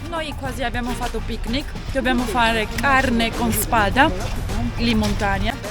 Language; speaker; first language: Italian; non-native, learner; Georgian